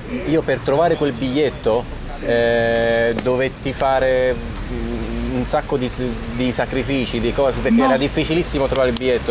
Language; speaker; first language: Italian; native; Italian